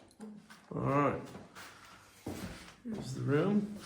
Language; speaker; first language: English; native; English